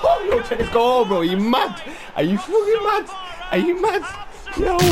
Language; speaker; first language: English; native; English